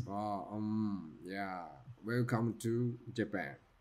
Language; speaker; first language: English; non-native, learner; Japanese